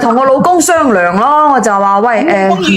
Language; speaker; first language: Cantonese; native; Cantonese